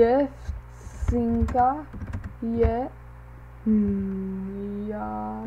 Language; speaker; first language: Polish; non-native, learner; Czech